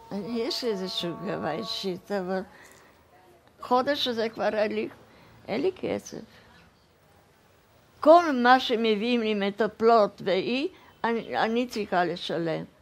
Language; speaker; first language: Hebrew; early bilingual, other home language; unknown